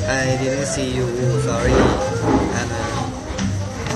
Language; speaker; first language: English; non-native, learner; Thai